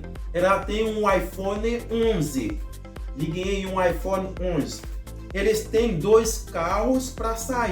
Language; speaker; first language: Portuguese; non-native, fluent; Haitian Creole